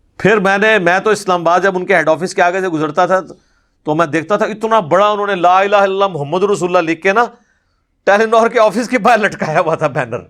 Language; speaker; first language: Urdu; non-native, local second language; Punjabi